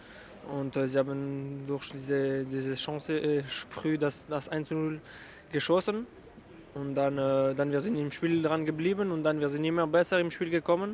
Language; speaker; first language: German; non-native, local second language; French